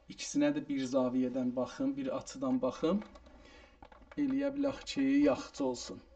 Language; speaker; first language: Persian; non-native, local second language; Azerbaijani